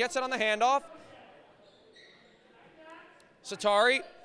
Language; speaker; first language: English; native; English